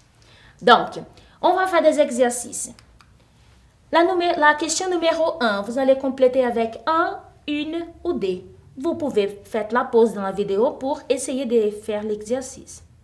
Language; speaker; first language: French; non-native, fluent; Portuguese